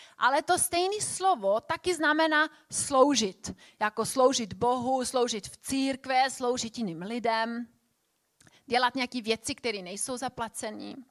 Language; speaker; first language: Czech; non-native, fluent; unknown